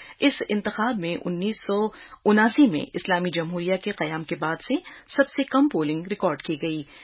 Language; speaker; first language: Urdu; native; Urdu